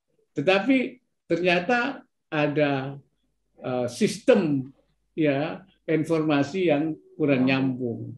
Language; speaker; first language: Indonesian; native; Indonesian